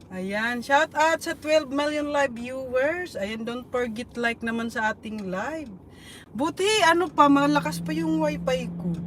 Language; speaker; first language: Filipino; non-native, local second language; Bikol